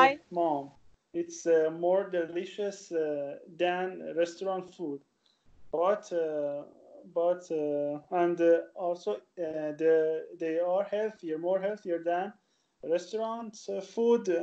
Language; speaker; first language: English; non-native, learner; Persian